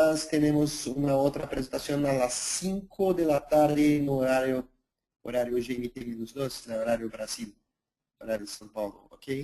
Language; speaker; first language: Spanish; non-native, fluent; Portuguese